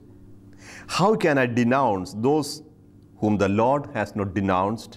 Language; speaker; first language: English; non-native, local second language; Malayalam